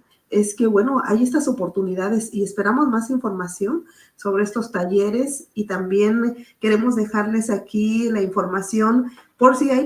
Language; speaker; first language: Spanish; native; Spanish